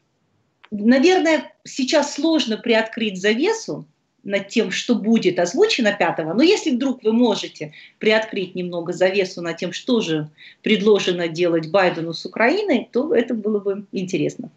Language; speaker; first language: Russian; native; Russian